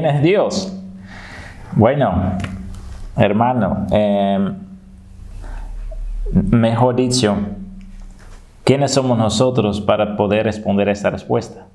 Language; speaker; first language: Spanish; non-native, fluent; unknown